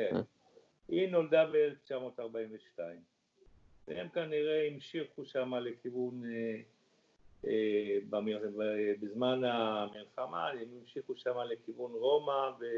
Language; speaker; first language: Hebrew; early bilingual, other home language; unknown